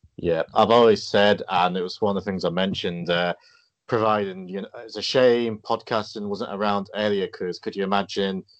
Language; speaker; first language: English; native; English